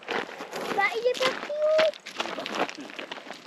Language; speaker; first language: French; native; French